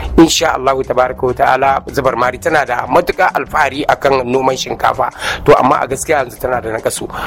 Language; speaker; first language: Hausa; native; Hausa